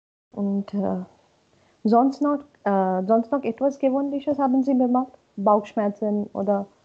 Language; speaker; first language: German; non-native, learner; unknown